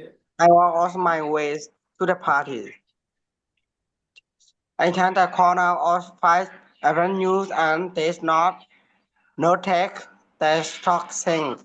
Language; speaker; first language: English; non-native, learner; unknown